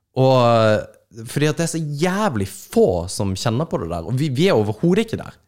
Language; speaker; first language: Norwegian; native; Norwegian